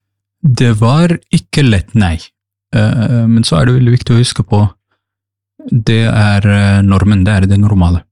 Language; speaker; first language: Norwegian; non-native, fluent; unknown